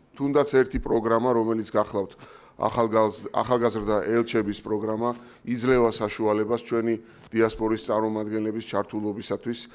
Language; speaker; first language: Georgian; native; Georgian